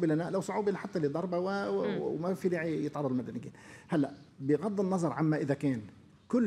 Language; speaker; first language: Arabic; native; Arabic